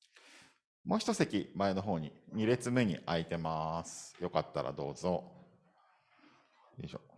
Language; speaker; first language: Japanese; native; Japanese